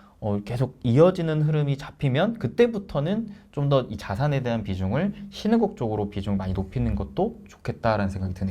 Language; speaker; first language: Korean; native; Korean